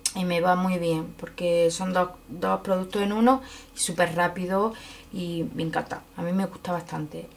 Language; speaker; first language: Spanish; native; Spanish